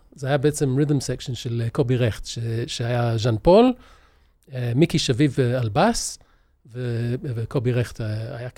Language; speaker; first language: Hebrew; early bilingual, other home language; English